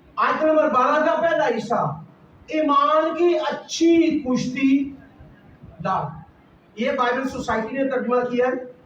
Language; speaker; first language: Urdu; non-native, local second language; Punjabi